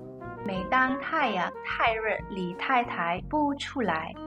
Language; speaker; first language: Chinese; non-native, learner; English